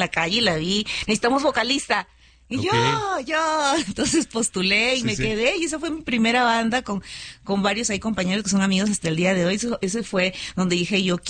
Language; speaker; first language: Spanish; native; Spanish